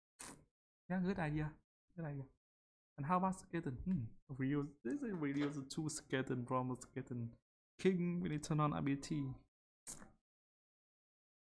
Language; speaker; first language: English; non-native, learner; Vietnamese